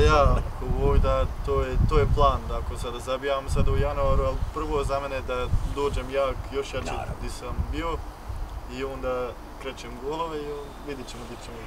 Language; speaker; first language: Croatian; early bilingual, heritage; Bosnian